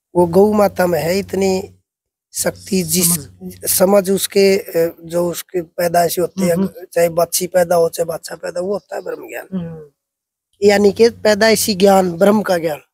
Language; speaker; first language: Hindi; native; Hindi